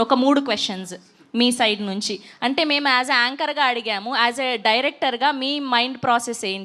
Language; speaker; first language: Telugu; native; Telugu